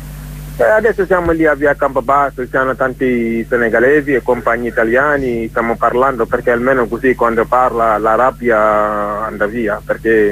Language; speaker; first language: Italian; non-native, fluent; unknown